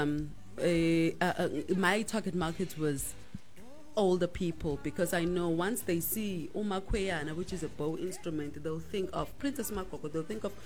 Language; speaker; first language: English; non-native, local second language; Zulu